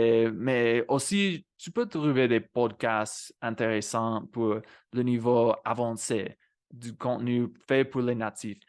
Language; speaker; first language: French; non-native, fluent; English